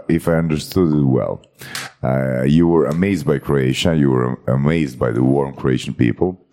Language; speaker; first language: English; non-native, fluent; Croatian